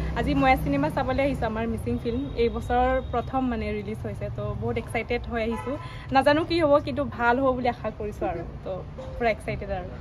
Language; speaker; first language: Assamese; non-native, local second language; Mising